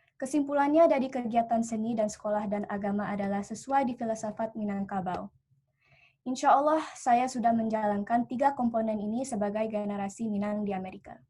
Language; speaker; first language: Indonesian; early bilingual, heritage; Indonesian